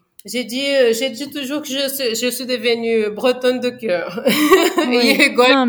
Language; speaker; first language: French; non-native, fluent; Portuguese